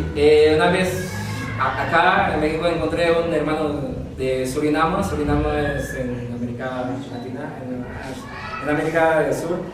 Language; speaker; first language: Spanish; non-native, fluent; Javanese